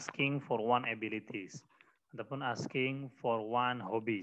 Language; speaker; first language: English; non-native, learner; Indonesian